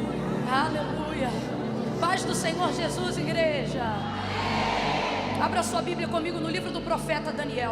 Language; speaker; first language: Portuguese; native; Portuguese